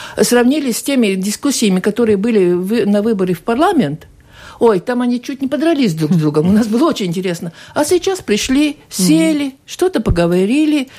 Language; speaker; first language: Russian; non-native, local second language; Latvian